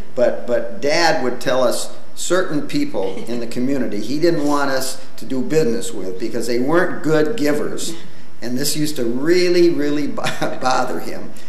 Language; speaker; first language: English; native; English